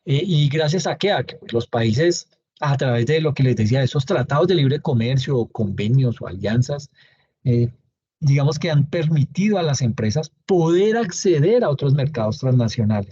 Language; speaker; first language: Spanish; native; Spanish